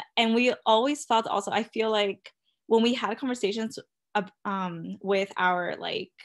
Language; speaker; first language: English; early bilingual, other home language; Spanish